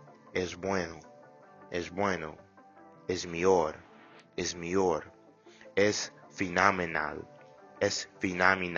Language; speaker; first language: Spanish; non-native, learner; English